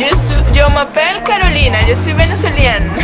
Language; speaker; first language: French; non-native, learner; Spanish